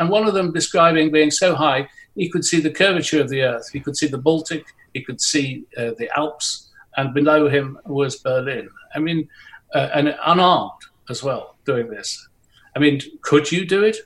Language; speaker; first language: English; native; English